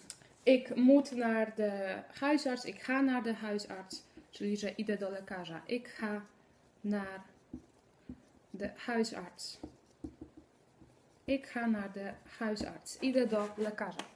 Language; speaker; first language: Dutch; non-native, fluent; Polish